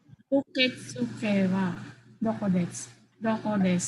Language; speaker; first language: Japanese; non-native, learner; Filipino